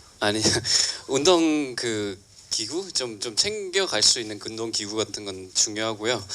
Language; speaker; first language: Korean; non-native, fluent; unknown